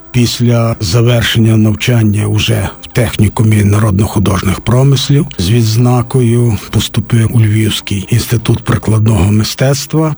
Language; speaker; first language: Ukrainian; native; Ukrainian